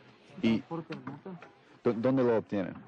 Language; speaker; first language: Spanish; non-native, fluent; English